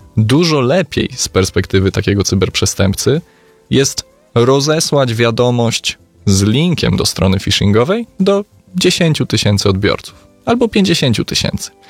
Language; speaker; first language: Polish; native; Polish